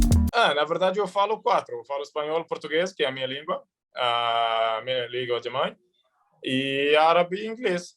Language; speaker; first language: Portuguese; early bilingual, heritage; Arabic